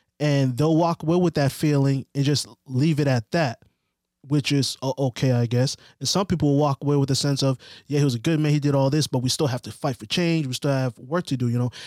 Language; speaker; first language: English; early bilingual, other home language; Haitian Creole